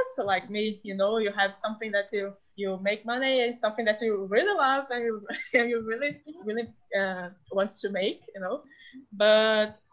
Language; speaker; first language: English; non-native, fluent; Portuguese